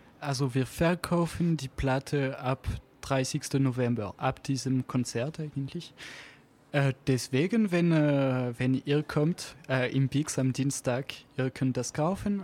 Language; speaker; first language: German; non-native, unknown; French